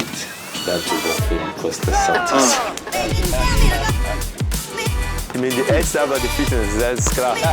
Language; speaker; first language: German; non-native, fluent; Portuguese